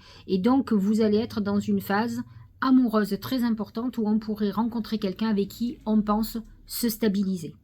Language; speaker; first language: French; native; French